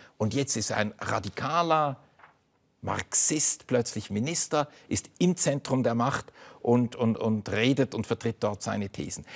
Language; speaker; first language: German; native; German